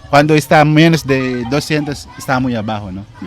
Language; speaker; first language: Spanish; non-native, learner; Filipino